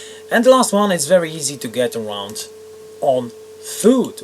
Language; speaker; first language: English; non-native, fluent; Polish